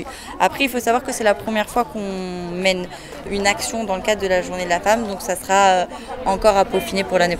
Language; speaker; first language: French; native; French